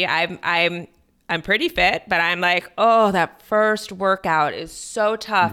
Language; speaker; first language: English; native; English